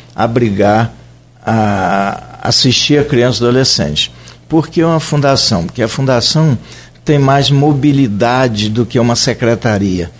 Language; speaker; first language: Portuguese; native; Portuguese